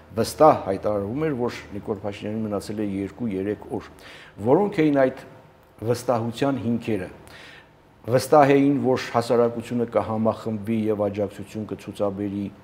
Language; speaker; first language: Armenian; native; Armenian